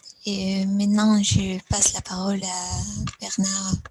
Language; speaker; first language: French; non-native, fluent; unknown